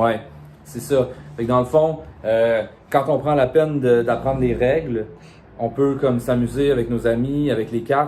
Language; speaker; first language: French; native; French